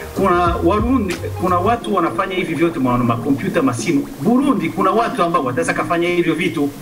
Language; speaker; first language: Swahili; non-native, local second language; Rundi